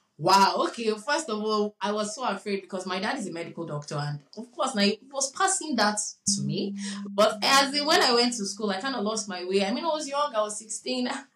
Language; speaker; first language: English; non-native, local second language; Yoruba